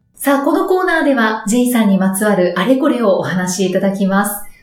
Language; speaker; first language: Japanese; native; Japanese